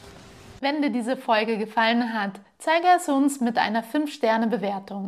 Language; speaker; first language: German; native; German